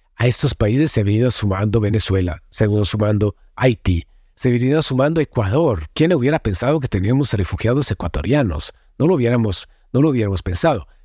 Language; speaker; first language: Spanish; non-native, fluent; Italian